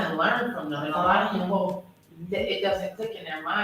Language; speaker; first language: English; native; English